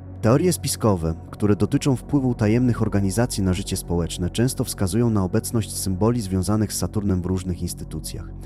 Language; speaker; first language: Polish; native; Polish